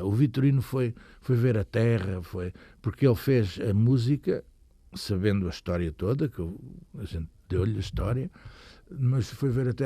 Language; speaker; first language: Portuguese; native; Portuguese